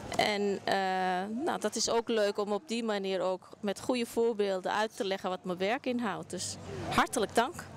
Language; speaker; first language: Dutch; early bilingual, other home language; Turkish